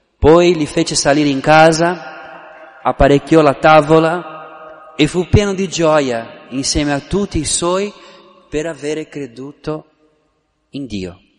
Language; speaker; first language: Italian; non-native, fluent; Portuguese